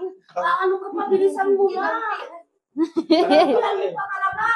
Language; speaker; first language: Filipino; native; Filipino